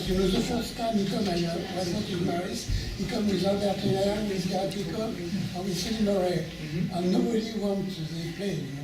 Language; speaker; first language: English; non-native, learner; French